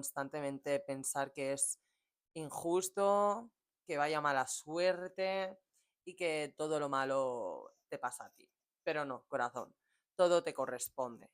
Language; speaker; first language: Spanish; early bilingual, other home language; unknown